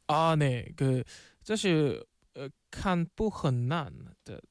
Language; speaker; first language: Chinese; non-native, learner; Korean